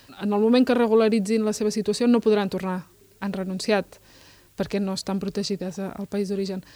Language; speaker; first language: Catalan; early bilingual, other home language; Berber languages